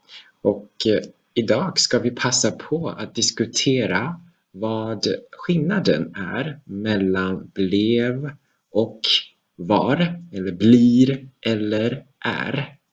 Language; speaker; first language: Swedish; non-native, fluent; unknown